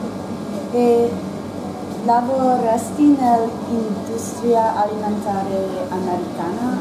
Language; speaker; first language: Italian; non-native, learner; English